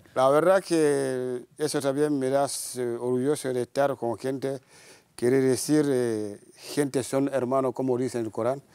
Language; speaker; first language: Spanish; non-native, fluent; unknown